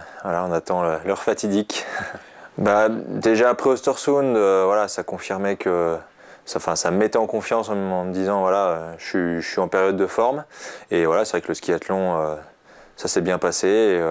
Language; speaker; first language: French; native; French